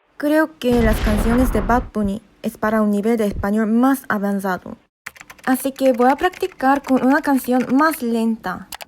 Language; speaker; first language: Spanish; non-native, fluent; Korean